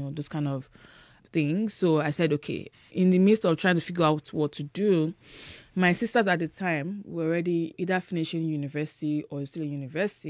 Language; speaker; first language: English; non-native, local second language; Yoruba